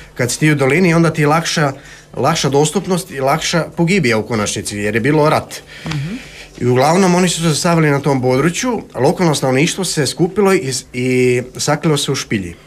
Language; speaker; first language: Croatian; native; Croatian